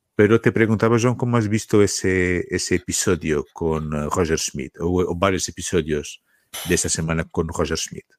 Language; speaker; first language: Spanish; non-native, fluent; Portuguese